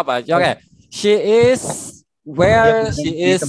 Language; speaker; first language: English; non-native, fluent; Indonesian